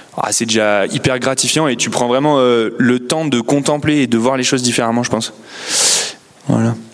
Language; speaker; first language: French; native; French